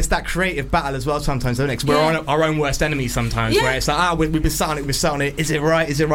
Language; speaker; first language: English; native; English